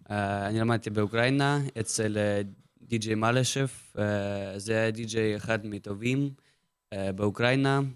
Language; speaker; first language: Hebrew; non-native, learner; Russian